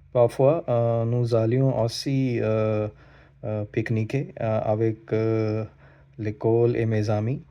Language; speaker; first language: French; non-native, learner; Hindi